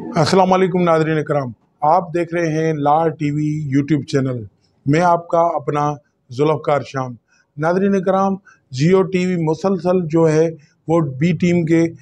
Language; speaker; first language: Urdu; non-native, local second language; Sindhi